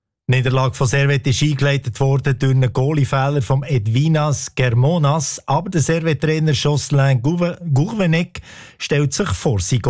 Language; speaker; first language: German; native; German